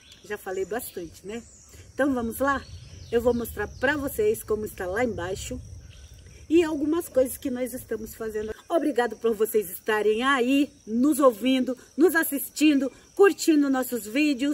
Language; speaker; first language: Portuguese; native; Portuguese